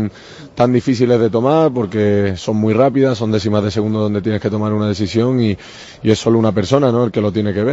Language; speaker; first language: Spanish; native; Spanish